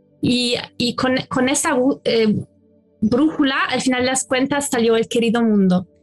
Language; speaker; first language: Spanish; non-native, fluent; German